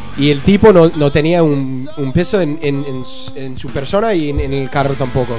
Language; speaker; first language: Spanish; non-native, learner; English